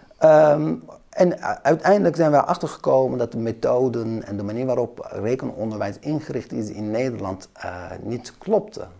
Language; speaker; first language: Dutch; early bilingual, other home language; Kurdish